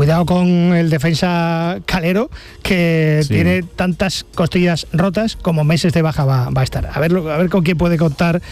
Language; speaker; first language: Spanish; native; Spanish